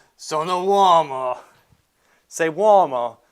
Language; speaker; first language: Italian; non-native, learner; English